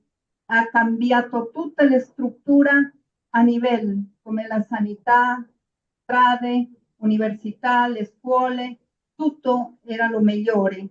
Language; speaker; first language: Italian; non-native, learner; Spanish